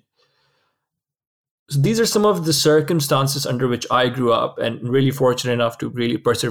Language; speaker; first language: English; non-native, local second language; Urdu